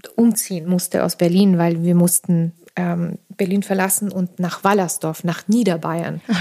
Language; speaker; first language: German; non-native, fluent; Armenian